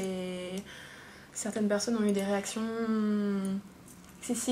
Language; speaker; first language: French; native; French